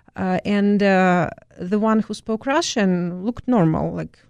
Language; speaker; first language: English; non-native, fluent; Ukrainian